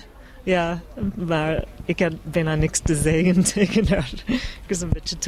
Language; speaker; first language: Dutch; non-native, fluent; English